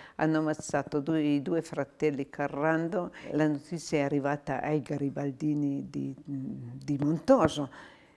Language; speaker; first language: Italian; native; Italian